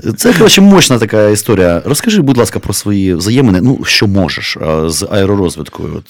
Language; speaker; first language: Ukrainian; native; Ukrainian